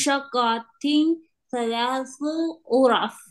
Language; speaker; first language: Arabic; non-native, learner; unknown